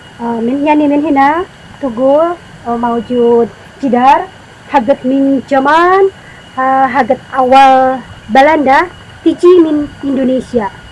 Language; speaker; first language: Arabic; non-native, learner; Indonesian